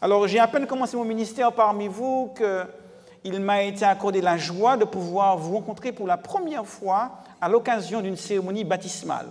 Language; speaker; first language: French; native; French